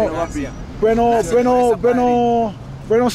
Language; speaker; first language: Spanish; non-native, learner; English